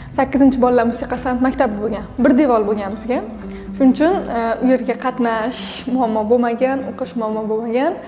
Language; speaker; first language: Uzbek; non-native, local second language; Russian